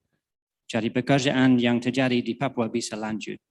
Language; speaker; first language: Indonesian; non-native, fluent; English